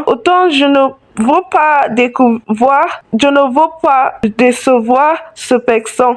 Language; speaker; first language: French; non-native, learner; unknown